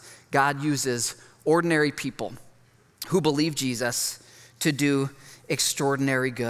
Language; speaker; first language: English; native; English